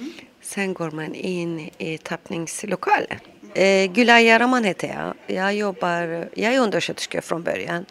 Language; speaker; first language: Swedish; non-native, local second language; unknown